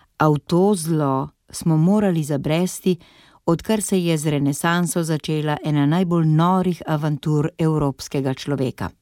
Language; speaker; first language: Slovenian; native; Slovenian